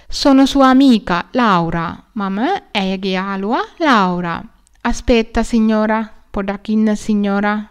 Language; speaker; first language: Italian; non-native, learner; Sinhala